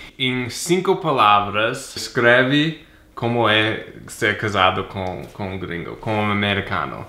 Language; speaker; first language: Portuguese; non-native, fluent; English